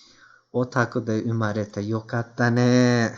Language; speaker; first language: Japanese; non-native, fluent; Turkish